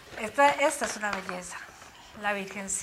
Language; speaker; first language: Spanish; native; Spanish